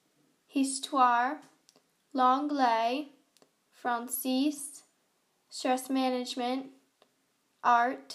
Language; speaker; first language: French; non-native, learner; English